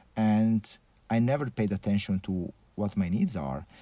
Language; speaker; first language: English; early bilingual, other home language; Italian